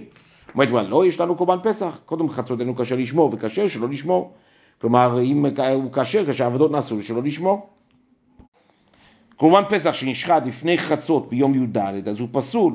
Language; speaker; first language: Hebrew; native; Hebrew